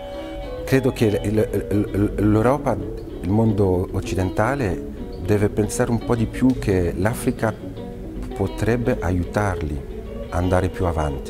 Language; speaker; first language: Italian; non-native, fluent; French